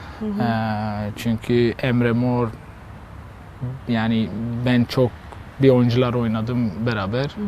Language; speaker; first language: Turkish; non-native, learner; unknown